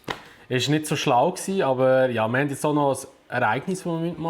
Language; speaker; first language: German; native; German